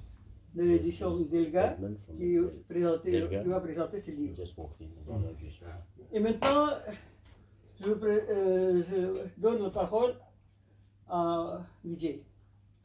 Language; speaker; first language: French; non-native, fluent; Indonesian